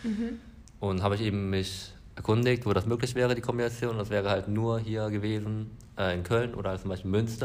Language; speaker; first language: German; native; German